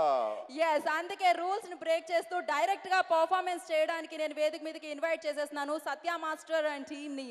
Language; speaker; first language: Telugu; native; Telugu